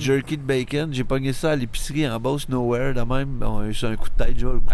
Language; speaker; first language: French; native; French